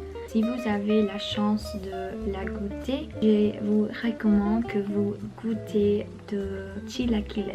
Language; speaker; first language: French; non-native, learner; Spanish